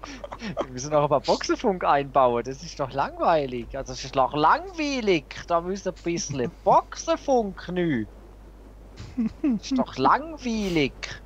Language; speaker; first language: German; native; German